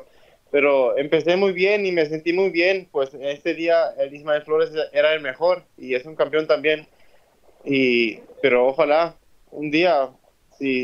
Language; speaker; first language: Spanish; early bilingual, heritage; Spanish